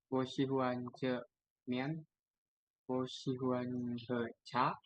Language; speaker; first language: Chinese; non-native, learner; Indonesian